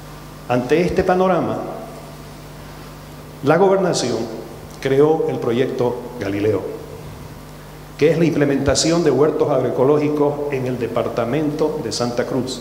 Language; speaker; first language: Spanish; native; Spanish